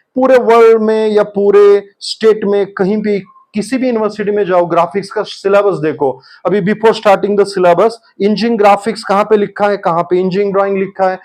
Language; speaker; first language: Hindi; non-native, local second language; Marathi